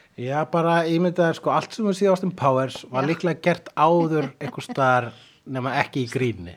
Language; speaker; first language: Icelandic; native; Icelandic